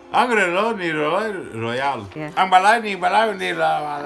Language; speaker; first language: Cebuano; non-native, learner; Dutch